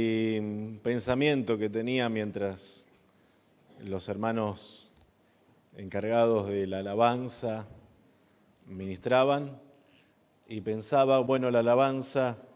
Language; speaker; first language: Spanish; native; Spanish